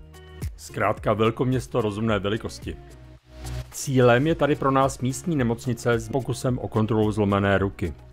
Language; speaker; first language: Czech; native; Czech